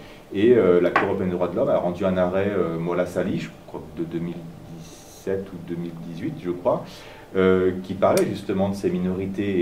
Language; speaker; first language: French; native; French